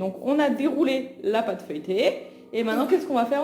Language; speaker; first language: French; native; French